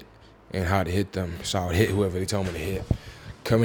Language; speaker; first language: English; native; English